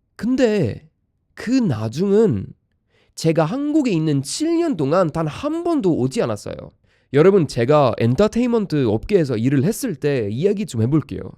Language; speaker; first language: Korean; non-native, fluent; Swedish